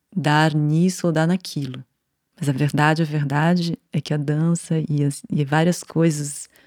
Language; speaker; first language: Portuguese; native; Portuguese